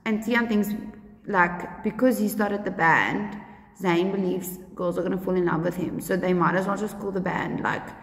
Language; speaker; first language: English; non-native, local second language; Afrikaans